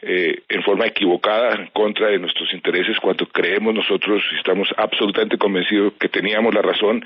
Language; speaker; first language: Spanish; native; Spanish